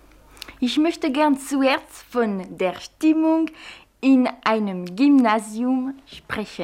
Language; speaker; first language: German; non-native, fluent; French